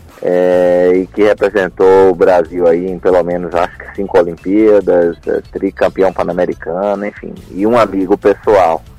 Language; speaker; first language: Portuguese; native; Portuguese